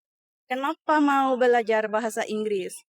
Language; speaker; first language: Indonesian; non-native, learner; Spanish